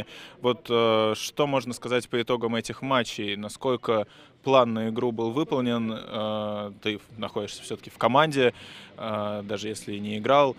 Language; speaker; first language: Russian; native; Russian